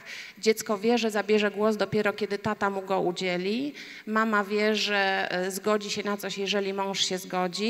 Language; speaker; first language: Polish; native; Polish